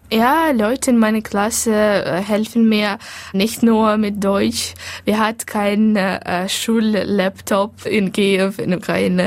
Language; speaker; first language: German; non-native, learner; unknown